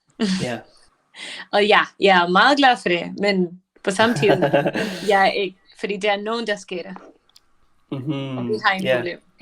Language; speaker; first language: Danish; non-native, learner; Spanish